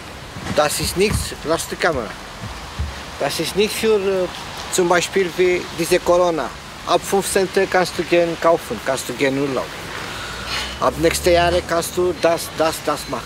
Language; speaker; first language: German; non-native, learner; Romanian